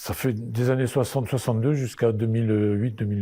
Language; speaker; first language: French; native; French